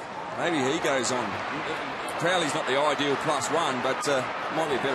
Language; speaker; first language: English; native; English